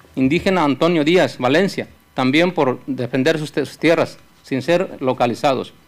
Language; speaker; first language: Spanish; native; Spanish